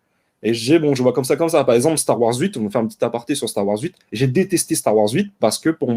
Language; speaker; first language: French; native; French